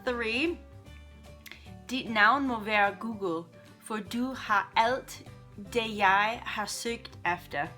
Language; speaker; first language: Danish; non-native, learner; English